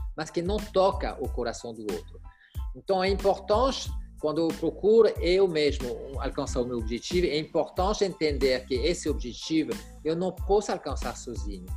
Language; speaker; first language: Portuguese; non-native, fluent; French